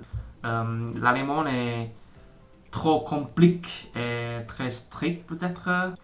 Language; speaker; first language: French; non-native, learner; Indonesian